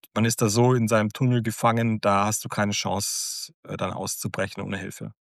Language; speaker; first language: German; early bilingual, other home language; Croatian